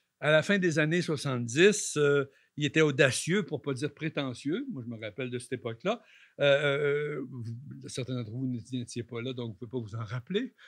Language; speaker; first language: French; native; French